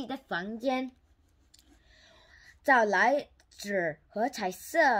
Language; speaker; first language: Chinese; non-native, learner; Korean